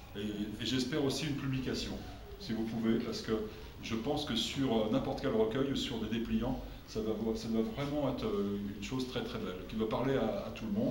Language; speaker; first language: French; native; French